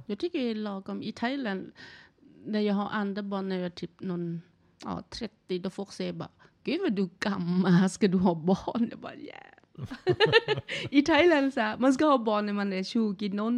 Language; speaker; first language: Swedish; non-native, learner; Thai